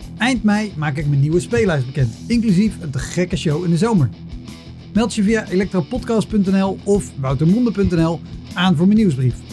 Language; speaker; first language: Dutch; native; Dutch